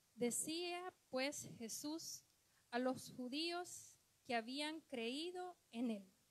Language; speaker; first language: Spanish; native; Spanish